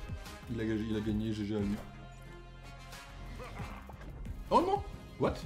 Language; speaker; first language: French; native; French